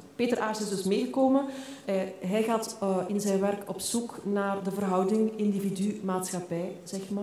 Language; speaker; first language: Dutch; native; Dutch